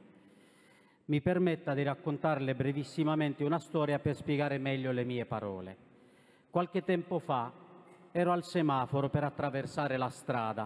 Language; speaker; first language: Italian; non-native, fluent; Romanian